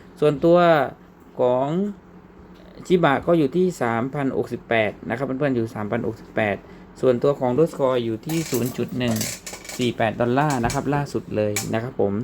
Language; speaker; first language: Thai; native; Thai